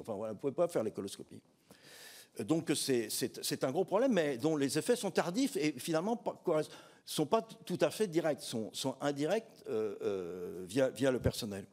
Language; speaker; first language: French; native; French